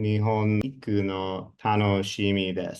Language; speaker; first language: Japanese; non-native, learner; English